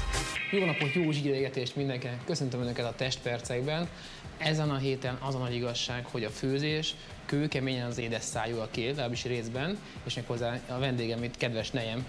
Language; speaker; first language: Hungarian; native; Hungarian